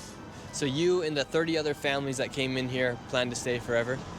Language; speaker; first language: English; native; English